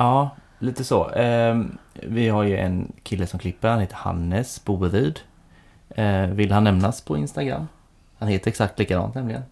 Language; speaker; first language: Swedish; native; Swedish